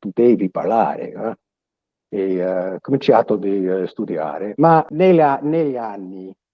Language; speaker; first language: Italian; early bilingual, other home language; English